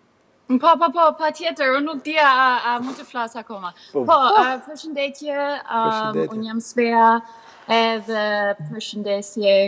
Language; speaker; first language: Albanian; early bilingual, heritage; Albanian